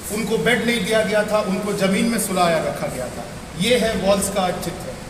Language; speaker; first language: Hindi; non-native, local second language; Bangla